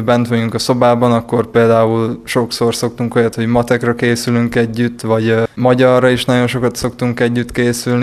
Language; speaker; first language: Hungarian; native; Hungarian